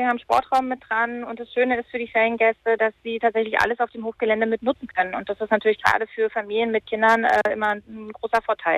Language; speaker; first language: German; native; German